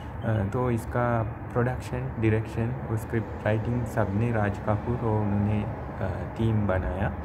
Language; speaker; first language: Hindi; non-native, learner; Sinhala